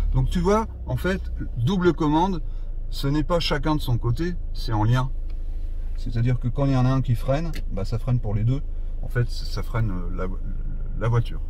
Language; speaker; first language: French; native; French